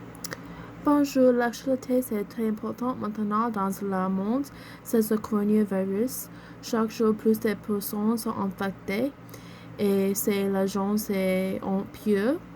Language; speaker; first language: French; non-native, learner; English